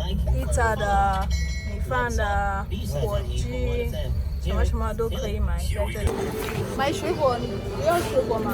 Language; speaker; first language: Chinese; non-native, fluent; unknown